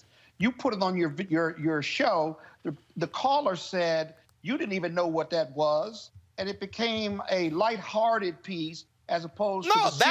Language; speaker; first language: English; native; English